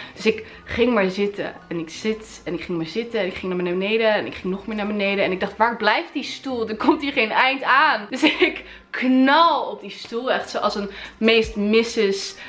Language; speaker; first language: Dutch; native; Dutch